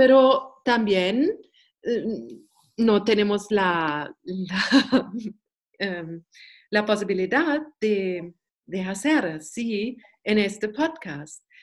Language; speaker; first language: Spanish; non-native, learner; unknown